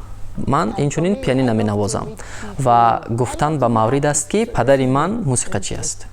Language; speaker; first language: Persian; non-native, fluent; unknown